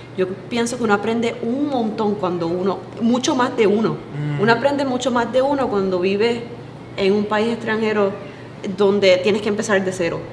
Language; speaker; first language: Spanish; native; Spanish